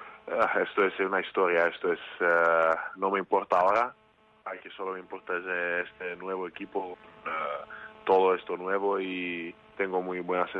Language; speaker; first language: Spanish; non-native, learner; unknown